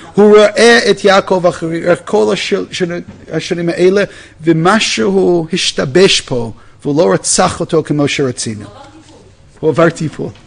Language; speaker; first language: Hebrew; non-native, fluent; English